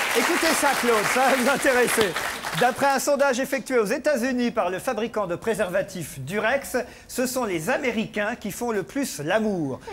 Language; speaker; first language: French; native; French